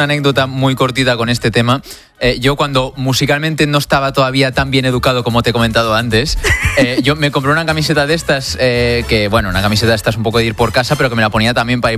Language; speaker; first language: Spanish; native; Spanish